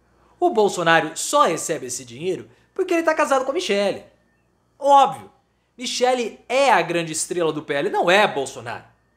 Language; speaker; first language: Portuguese; native; Portuguese